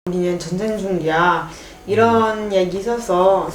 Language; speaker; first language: Korean; non-native, fluent; French